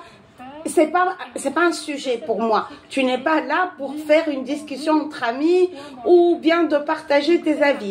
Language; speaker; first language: French; non-native, local second language; Arabic